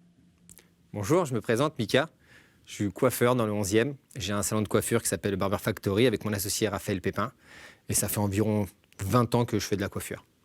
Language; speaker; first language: French; native; French